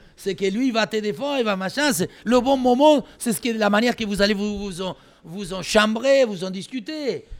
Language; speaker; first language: French; non-native, fluent; Spanish